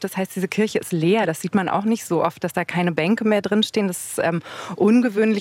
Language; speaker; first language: German; native; German